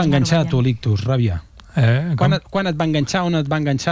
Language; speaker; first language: Catalan; native; Catalan